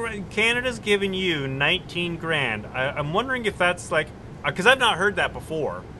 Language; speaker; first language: English; native; English